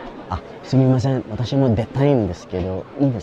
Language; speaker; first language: Japanese; non-native, learner; Filipino